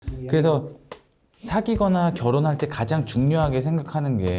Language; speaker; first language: Korean; non-native, fluent; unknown